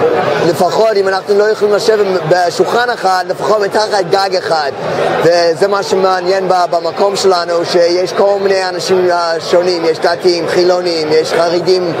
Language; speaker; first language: Hebrew; non-native, fluent; English